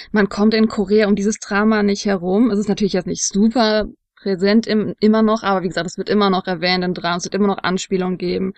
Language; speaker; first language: German; native; German